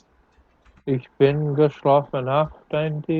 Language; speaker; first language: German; non-native, learner; English